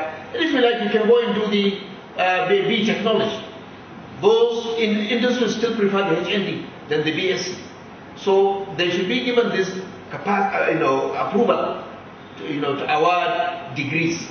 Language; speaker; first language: English; non-native, local second language; Hausa